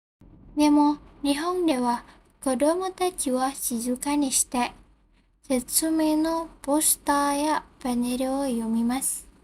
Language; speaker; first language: Japanese; non-native, learner; Indonesian